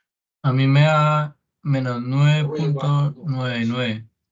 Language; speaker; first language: Spanish; native; Spanish